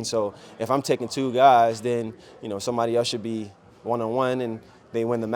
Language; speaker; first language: English; native; English